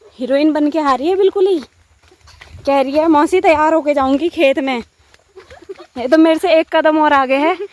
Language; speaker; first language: Hindi; non-native, local second language; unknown